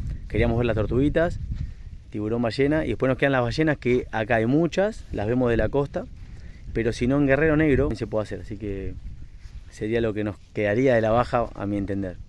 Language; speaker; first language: Spanish; native; Spanish